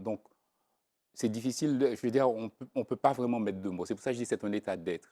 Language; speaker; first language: French; non-native, local second language; Haitian Creole